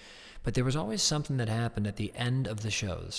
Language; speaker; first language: English; native; English